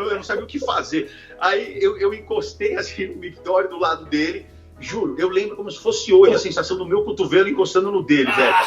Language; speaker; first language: Portuguese; native; Portuguese